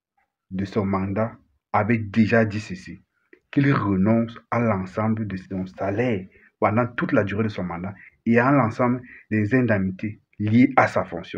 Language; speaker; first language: French; native; French